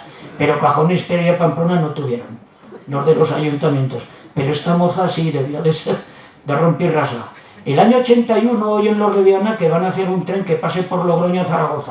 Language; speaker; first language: Spanish; native; Spanish